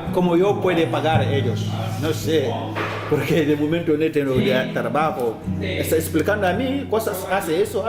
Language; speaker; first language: Spanish; non-native, learner; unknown